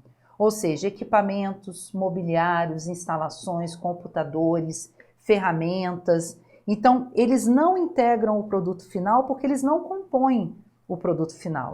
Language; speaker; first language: Portuguese; native; Portuguese